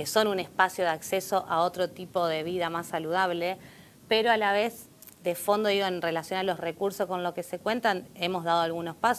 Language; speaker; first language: Spanish; native; Spanish